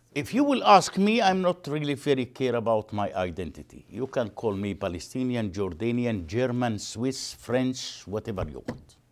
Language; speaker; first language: English; non-native, fluent; Arabic